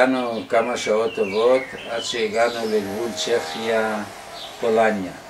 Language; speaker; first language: Hebrew; non-native, fluent; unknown